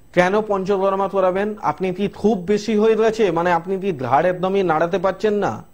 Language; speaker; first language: Bangla; non-native, local second language; Hindi